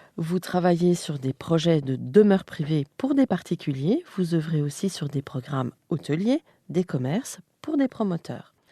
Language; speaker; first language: French; native; French